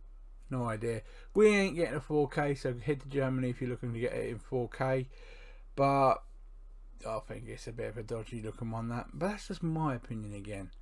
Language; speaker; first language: English; native; English